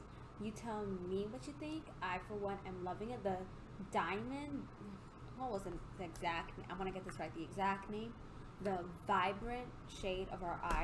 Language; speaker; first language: English; native; English